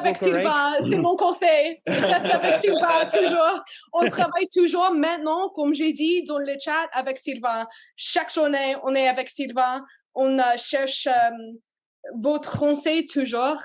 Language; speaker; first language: French; non-native, learner; English